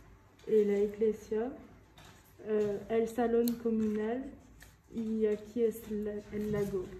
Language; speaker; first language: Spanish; non-native, learner; French